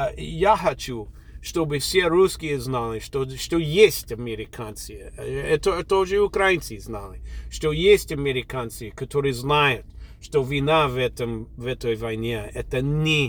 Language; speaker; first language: Russian; non-native, fluent; English